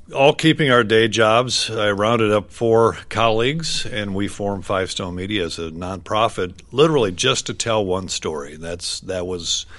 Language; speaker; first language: English; native; English